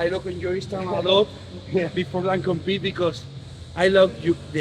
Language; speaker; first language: English; non-native, learner; Spanish